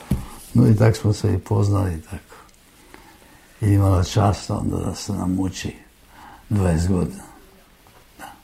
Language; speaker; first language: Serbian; non-native, fluent; German